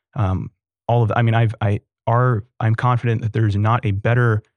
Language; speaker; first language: English; native; English